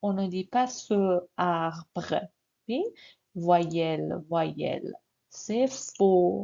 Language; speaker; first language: French; non-native, fluent; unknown